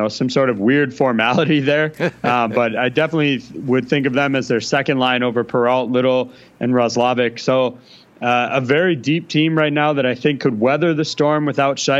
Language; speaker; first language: English; native; English